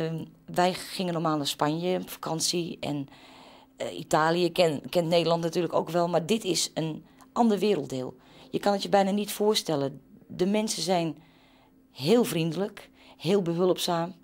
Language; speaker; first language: Dutch; native; Dutch